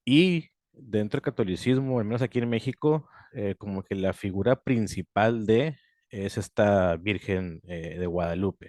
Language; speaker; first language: Spanish; native; Spanish